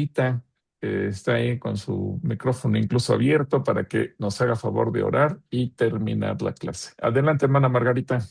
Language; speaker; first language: Spanish; native; Spanish